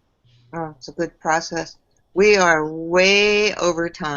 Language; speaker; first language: English; native; English